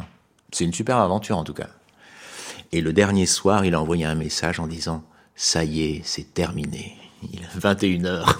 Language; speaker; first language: French; native; French